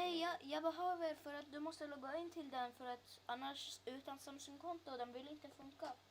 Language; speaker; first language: Swedish; early bilingual, other home language; Turkish